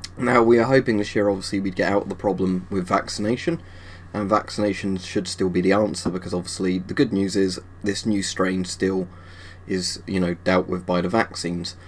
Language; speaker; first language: English; native; English